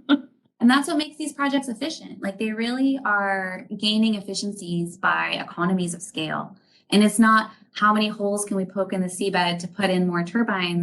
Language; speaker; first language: English; native; English